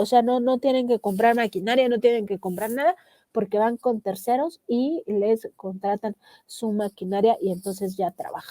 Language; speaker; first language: Spanish; native; Spanish